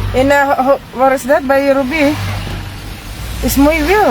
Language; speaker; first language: Dutch; non-native, learner; Filipino